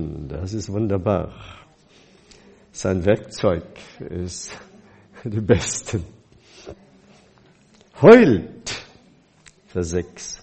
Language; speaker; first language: German; non-native, fluent; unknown